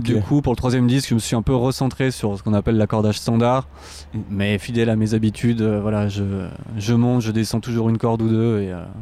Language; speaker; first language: French; native; French